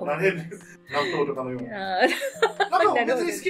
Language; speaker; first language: Japanese; native; Japanese